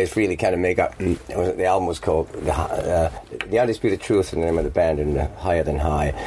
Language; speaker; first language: English; non-native, fluent; Finnish